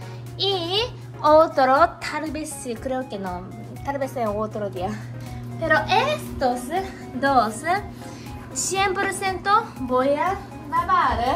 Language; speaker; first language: Spanish; non-native, learner; Japanese